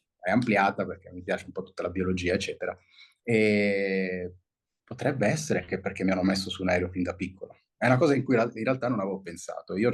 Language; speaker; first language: Italian; early bilingual, heritage; Italian